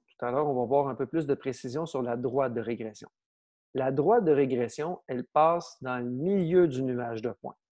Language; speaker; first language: French; native; French